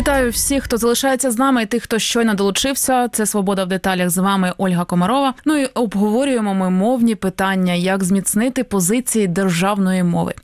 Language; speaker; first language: Ukrainian; native; Ukrainian